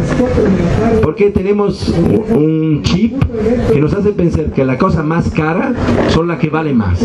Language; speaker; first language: Spanish; non-native, fluent; Italian